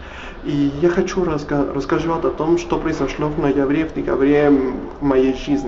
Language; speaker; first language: Russian; non-native, learner; Spanish